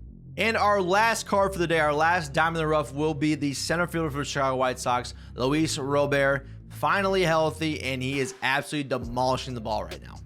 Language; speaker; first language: English; native; English